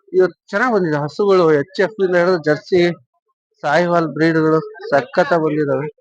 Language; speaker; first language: Kannada; native; Kannada